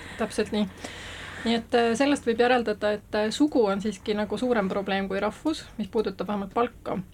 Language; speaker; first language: Estonian; native; Estonian